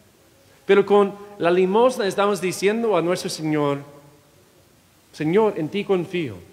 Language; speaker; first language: Spanish; non-native, fluent; English